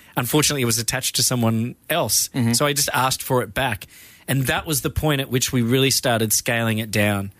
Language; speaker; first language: English; native; English